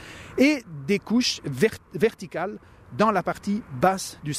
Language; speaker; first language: French; native; French